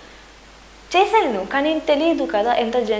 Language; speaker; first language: Telugu; non-native, learner; Hindi